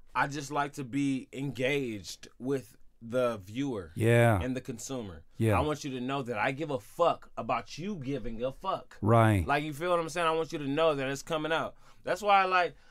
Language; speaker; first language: English; native; English